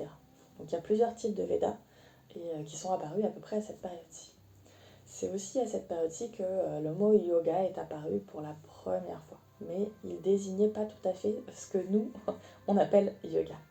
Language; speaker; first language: French; native; French